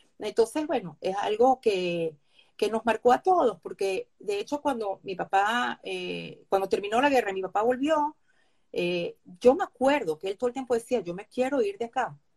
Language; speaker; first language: Spanish; early bilingual, other home language; Hebrew